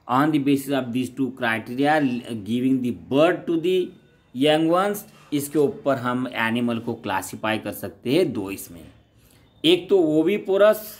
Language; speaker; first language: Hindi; non-native, local second language; Marathi